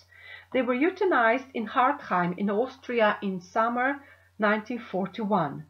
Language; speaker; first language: English; non-native, fluent; Slovenian